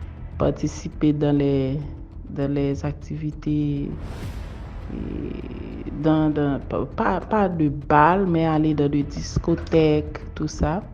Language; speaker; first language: French; non-native, local second language; Haitian Creole